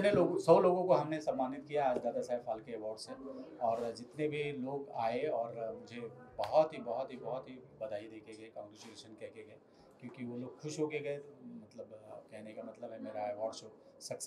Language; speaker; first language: Hindi; native; Hindi